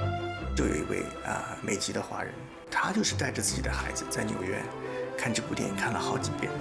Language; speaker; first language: Chinese; native; Chinese